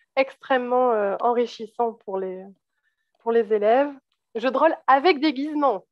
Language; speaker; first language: French; native; French